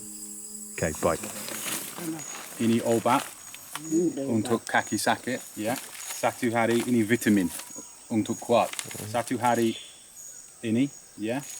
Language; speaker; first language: Indonesian; non-native, learner; English